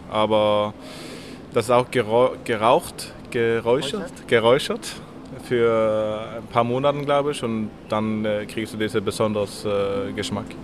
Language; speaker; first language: German; non-native, fluent; Norwegian